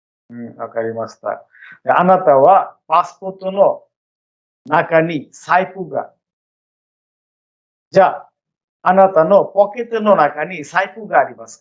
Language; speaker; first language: Japanese; non-native, fluent; Bangla